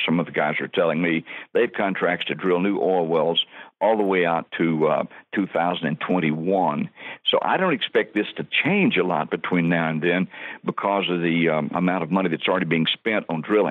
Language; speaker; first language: English; native; English